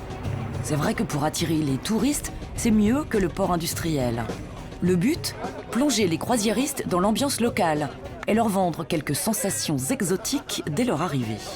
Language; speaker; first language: French; native; French